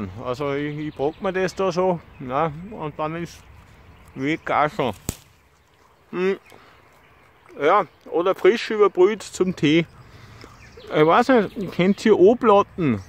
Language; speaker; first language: German; native; German